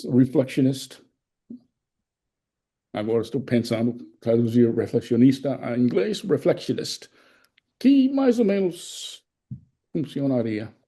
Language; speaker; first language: Portuguese; non-native, fluent; English